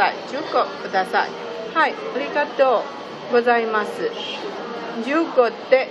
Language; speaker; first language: Japanese; non-native, learner; Chinese